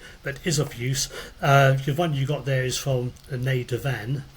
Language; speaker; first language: English; native; English